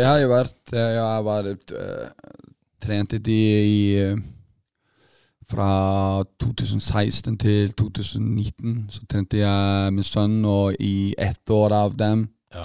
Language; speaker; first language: Norwegian; non-native, fluent; Icelandic